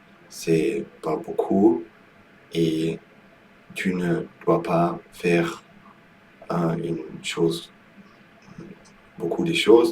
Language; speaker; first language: French; non-native, learner; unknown